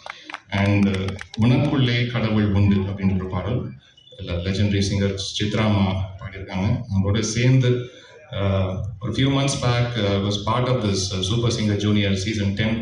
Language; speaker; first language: Tamil; native; Tamil